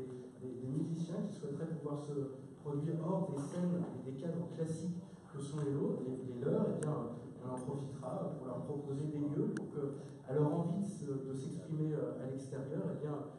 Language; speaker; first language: French; native; French